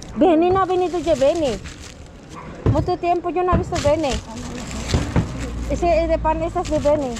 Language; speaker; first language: Spanish; non-native, learner; Filipino